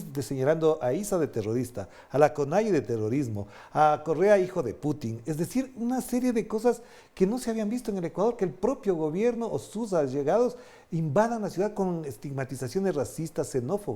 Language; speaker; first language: Spanish; native; Spanish